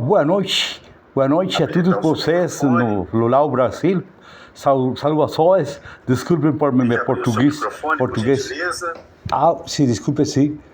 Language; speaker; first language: Portuguese; non-native, learner; Spanish